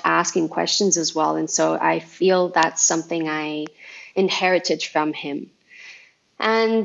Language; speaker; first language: English; non-native, fluent; Portuguese